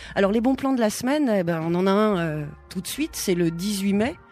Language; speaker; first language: French; native; French